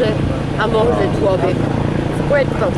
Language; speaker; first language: Polish; native; Polish